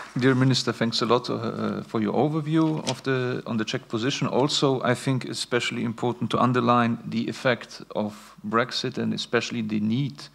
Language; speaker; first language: English; non-native, fluent; German